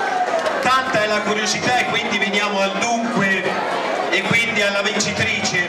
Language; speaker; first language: Italian; native; Italian